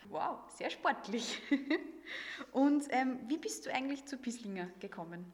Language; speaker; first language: German; native; German